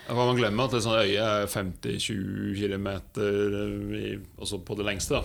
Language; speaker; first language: Norwegian; native; Norwegian